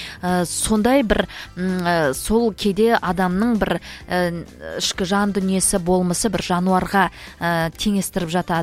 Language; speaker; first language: Kazakh; native; Kazakh